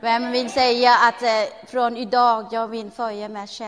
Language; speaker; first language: Swedish; non-native, learner; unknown